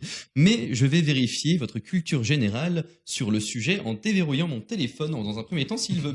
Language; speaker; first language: French; native; French